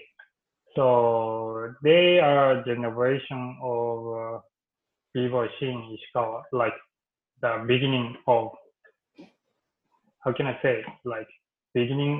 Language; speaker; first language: English; non-native, learner; Japanese